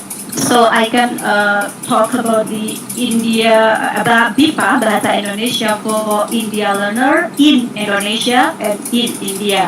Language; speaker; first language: English; non-native, learner; Indonesian